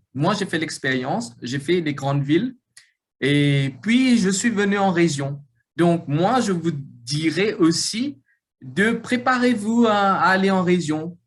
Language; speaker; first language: French; non-native, local second language; Morisyen